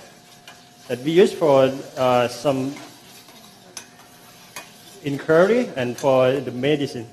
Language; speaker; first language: English; non-native, fluent; Thai